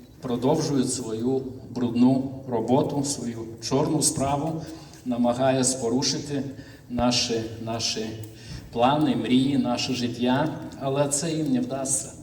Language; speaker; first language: Ukrainian; non-native, fluent; Lithuanian